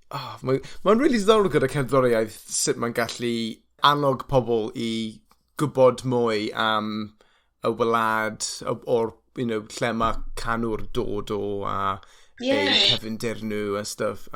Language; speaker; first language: Welsh; non-native, fluent; English